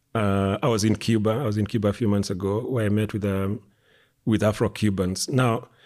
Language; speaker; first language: English; non-native, local second language; Kikuyu